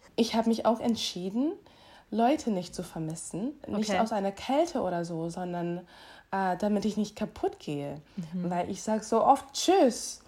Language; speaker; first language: German; early bilingual, heritage; English